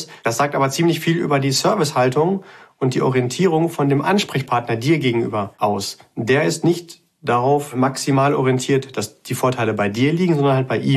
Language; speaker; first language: German; native; German